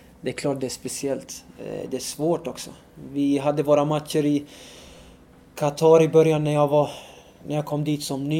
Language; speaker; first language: Swedish; early bilingual, other home language; Arabic